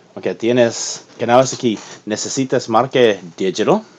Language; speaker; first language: Spanish; non-native, learner; English